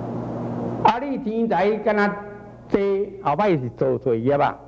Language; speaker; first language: Chinese; native; Chinese